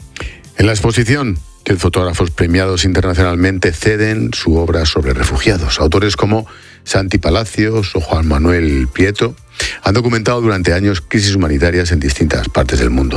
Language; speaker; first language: Spanish; native; Spanish